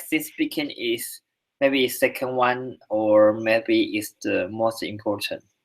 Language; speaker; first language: English; non-native, learner; Chinese